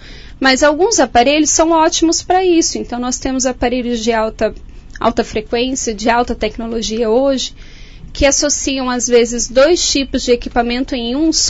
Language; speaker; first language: Portuguese; native; Portuguese